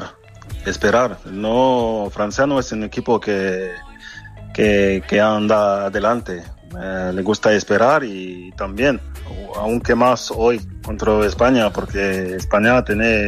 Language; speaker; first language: Spanish; non-native, fluent; French